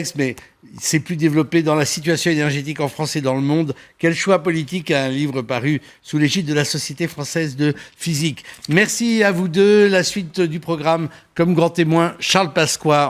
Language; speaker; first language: French; native; French